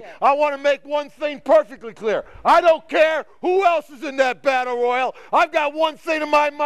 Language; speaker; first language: English; native; English